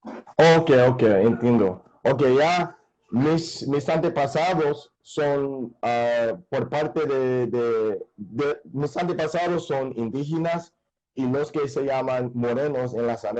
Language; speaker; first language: Spanish; non-native, fluent; English